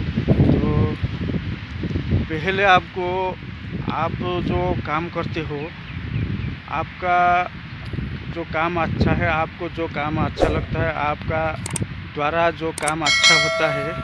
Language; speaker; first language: Hindi; non-native, local second language; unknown